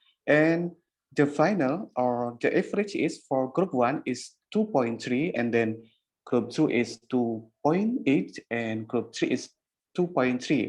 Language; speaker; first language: English; non-native, learner; Indonesian